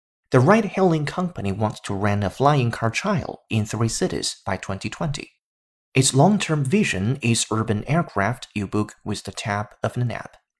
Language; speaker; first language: English; non-native, fluent; Chinese